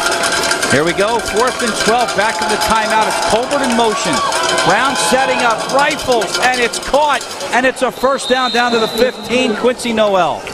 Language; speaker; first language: English; native; English